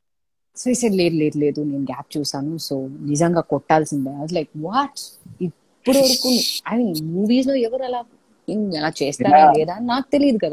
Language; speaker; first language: Telugu; non-native, fluent; Malayalam